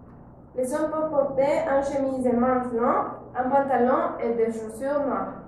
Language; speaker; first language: French; non-native, learner; Spanish